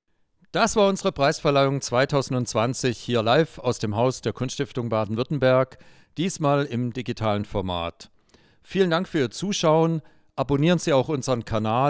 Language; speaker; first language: German; native; German